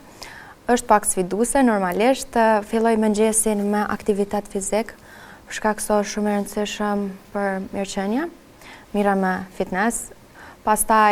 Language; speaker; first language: Albanian; native; Albanian